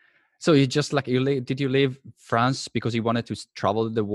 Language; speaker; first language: English; non-native, fluent; Italian